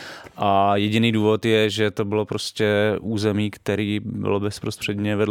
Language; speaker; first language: Czech; native; Czech